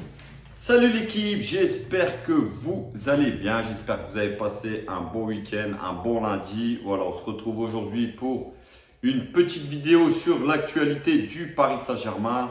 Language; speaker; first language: French; native; French